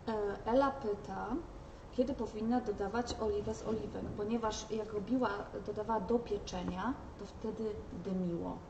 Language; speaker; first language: Polish; native; Polish